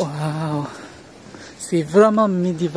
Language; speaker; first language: French; non-native, learner; Filipino